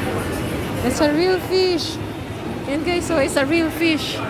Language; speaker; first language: English; non-native, local second language; Filipino